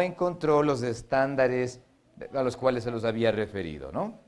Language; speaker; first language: Spanish; native; Spanish